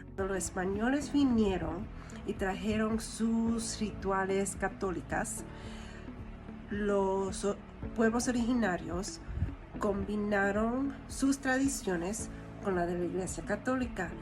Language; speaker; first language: Spanish; early bilingual, heritage; Spanish